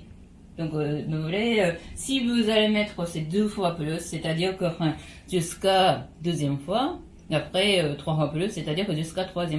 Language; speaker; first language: French; non-native, learner; Japanese